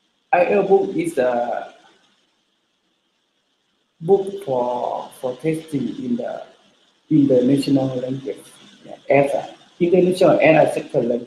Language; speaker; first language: English; non-native, learner; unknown